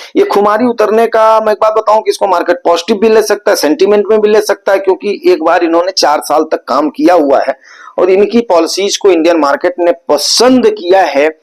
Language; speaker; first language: Hindi; native; Hindi